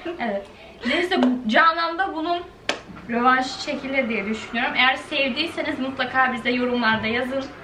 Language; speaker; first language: Turkish; early bilingual, heritage; Turkish